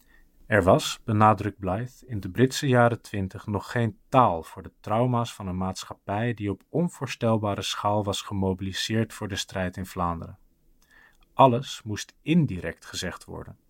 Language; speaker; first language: Dutch; native; Dutch